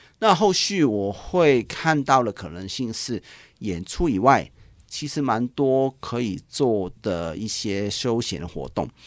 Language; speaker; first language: Chinese; non-native, local second language; Cantonese